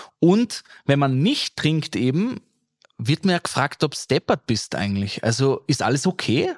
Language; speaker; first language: German; native; German